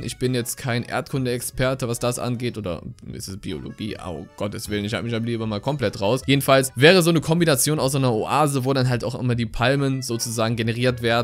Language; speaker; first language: German; native; German